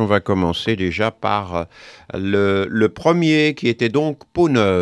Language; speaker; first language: French; native; French